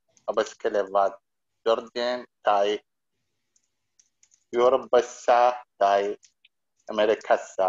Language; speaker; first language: Finnish; non-native, learner; Arabic